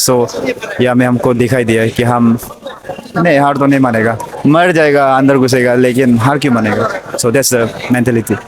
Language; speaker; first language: Hindi; non-native, local second language; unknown